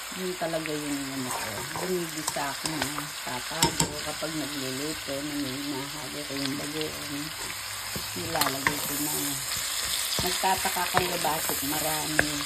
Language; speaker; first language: Filipino; non-native, local second language; Pampanga